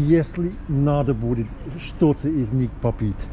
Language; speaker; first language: Russian; non-native, learner; English